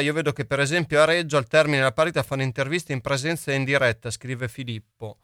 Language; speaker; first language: Italian; native; Italian